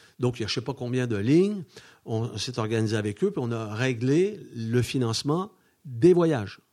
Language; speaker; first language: French; native; French